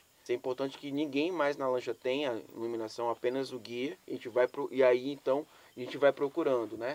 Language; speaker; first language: Portuguese; native; Portuguese